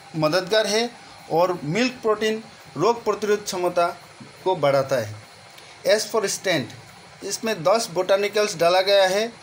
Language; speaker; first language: Hindi; non-native, local second language; Assamese